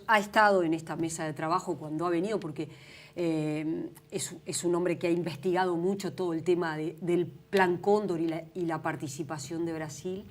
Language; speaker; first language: Spanish; native; Spanish